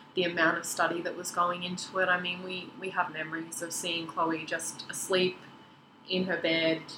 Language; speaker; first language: English; native; English